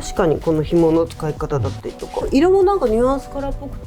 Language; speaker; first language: Japanese; native; Japanese